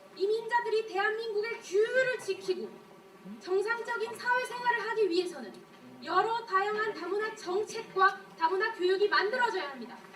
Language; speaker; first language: Korean; early bilingual, heritage; Korean